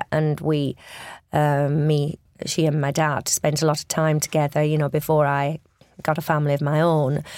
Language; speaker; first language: English; native; English